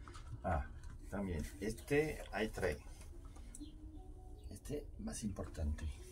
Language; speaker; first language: Spanish; non-native, learner; French